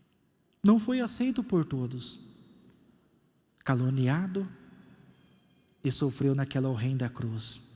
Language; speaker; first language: Portuguese; native; Portuguese